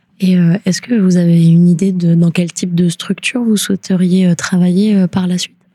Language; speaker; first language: French; native; French